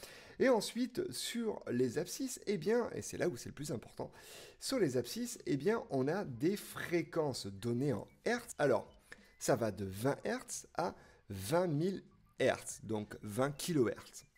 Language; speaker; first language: French; native; French